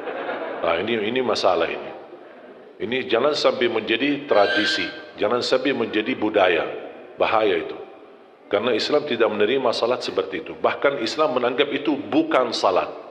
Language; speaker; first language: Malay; non-native, fluent; Arabic